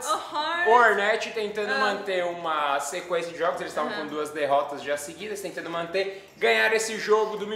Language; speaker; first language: Portuguese; native; Portuguese